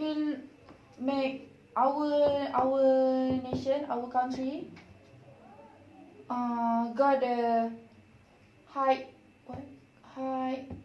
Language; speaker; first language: English; non-native, learner; Malay